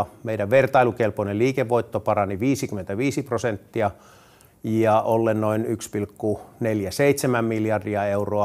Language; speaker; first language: Finnish; native; Finnish